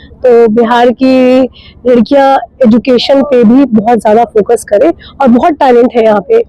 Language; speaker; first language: Hindi; native; Hindi